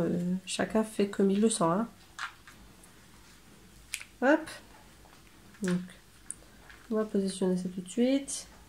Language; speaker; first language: French; native; French